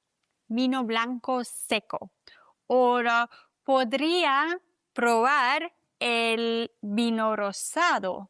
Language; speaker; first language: Spanish; non-native, fluent; German